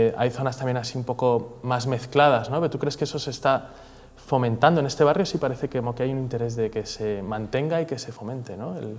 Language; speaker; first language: Spanish; native; Spanish